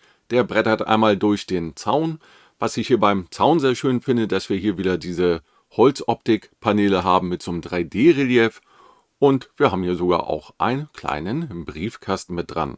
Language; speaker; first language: German; native; German